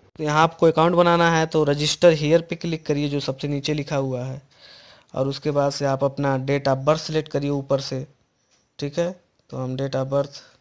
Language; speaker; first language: Hindi; native; Hindi